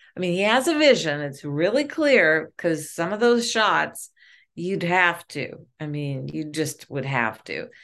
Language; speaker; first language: English; native; English